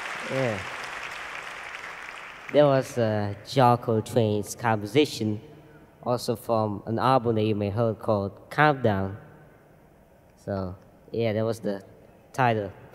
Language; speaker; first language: English; early bilingual, other home language; Indonesian